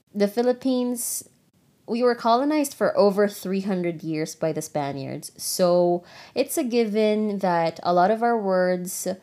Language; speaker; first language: English; non-native, local second language; Filipino